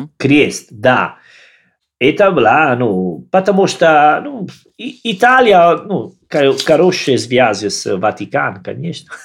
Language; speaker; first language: Russian; non-native, learner; Italian